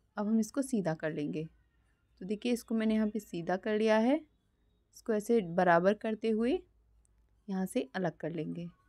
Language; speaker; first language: Hindi; native; Hindi